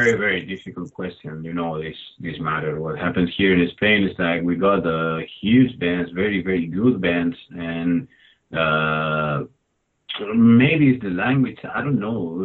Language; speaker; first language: English; non-native, fluent; Spanish